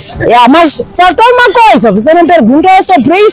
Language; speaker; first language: Portuguese; non-native, local second language; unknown